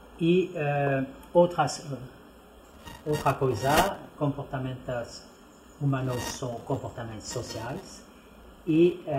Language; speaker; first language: Portuguese; non-native, fluent; French